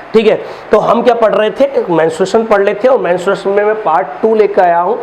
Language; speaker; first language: Hindi; native; Hindi